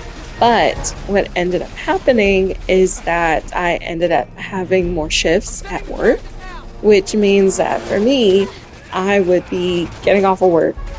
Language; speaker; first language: English; native; English